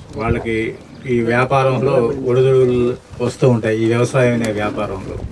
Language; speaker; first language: Telugu; native; Telugu